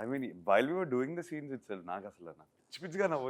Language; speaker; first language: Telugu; native; Telugu